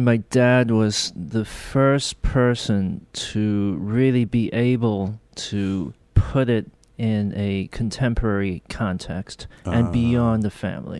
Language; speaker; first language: English; non-native, local second language; Korean